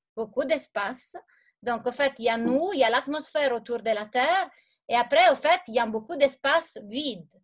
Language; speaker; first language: French; non-native, fluent; Italian